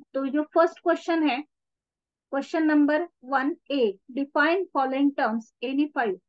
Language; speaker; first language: Hindi; non-native, local second language; Marathi